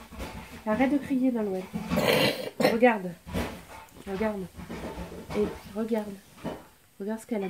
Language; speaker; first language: French; native; French